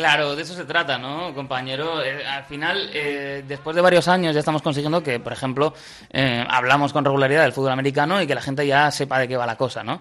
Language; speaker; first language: Spanish; native; Spanish